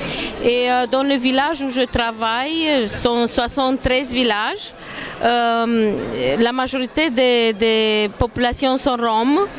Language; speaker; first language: French; non-native, fluent; Romanian